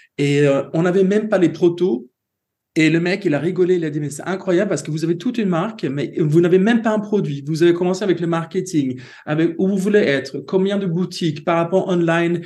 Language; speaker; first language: French; non-native, fluent; Swedish